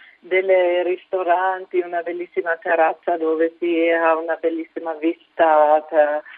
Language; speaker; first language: Italian; non-native, fluent; German